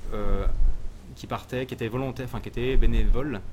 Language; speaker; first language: French; native; French